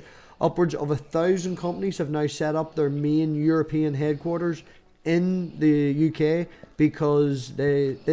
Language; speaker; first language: English; native; English